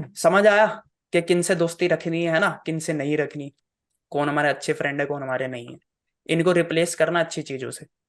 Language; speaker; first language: Hindi; native; Hindi